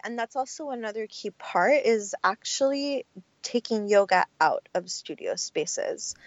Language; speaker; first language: English; early bilingual, other home language; Spanish